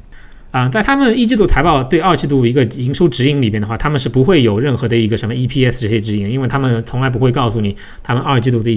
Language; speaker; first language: Chinese; native; Chinese